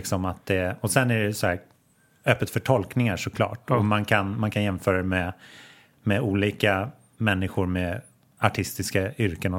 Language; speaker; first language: Swedish; native; Swedish